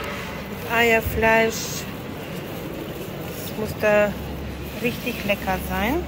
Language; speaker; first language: German; non-native, fluent; Latvian